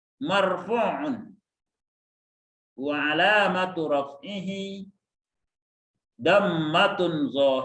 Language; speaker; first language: Arabic; non-native, fluent; Indonesian